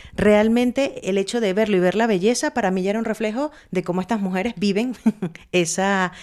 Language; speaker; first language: Spanish; native; Spanish